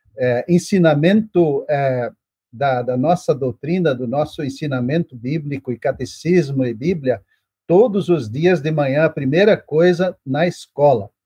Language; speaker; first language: Portuguese; non-native, local second language; German